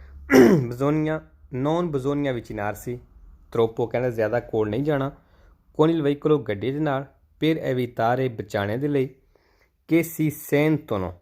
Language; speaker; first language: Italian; non-native, learner; Punjabi